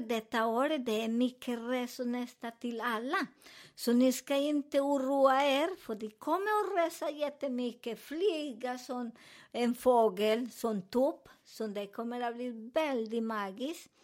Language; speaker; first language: Swedish; non-native, learner; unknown